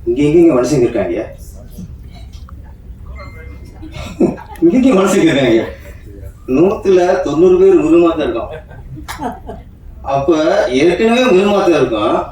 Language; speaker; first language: Tamil; native; Tamil